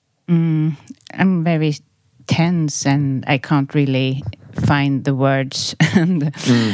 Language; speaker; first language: English; non-native, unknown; Swedish